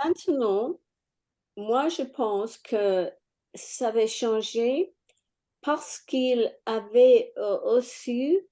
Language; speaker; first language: French; non-native, fluent; English